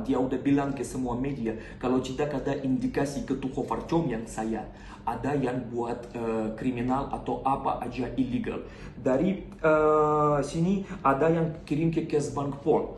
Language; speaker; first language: Indonesian; non-native, learner; Russian